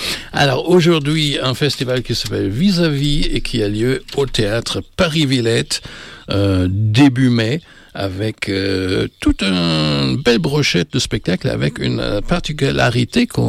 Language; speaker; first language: French; native; French